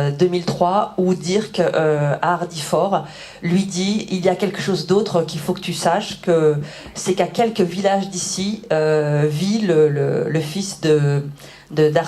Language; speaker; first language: French; native; French